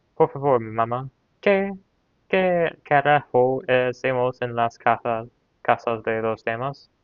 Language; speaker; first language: Spanish; non-native, learner; English